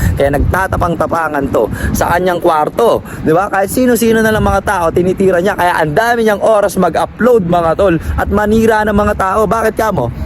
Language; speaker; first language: Filipino; non-native, local second language; Pampanga